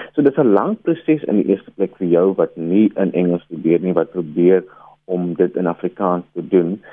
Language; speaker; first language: Afrikaans; native; Afrikaans